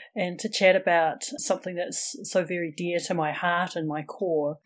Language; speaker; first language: English; native; English